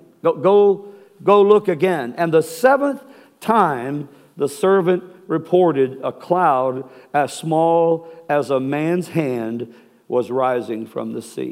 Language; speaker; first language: English; native; English